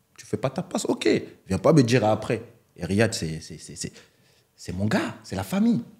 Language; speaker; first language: French; native; French